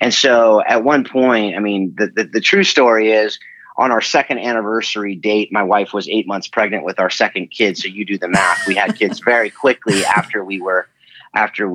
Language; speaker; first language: English; native; English